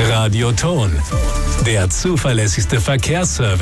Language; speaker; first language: German; native; German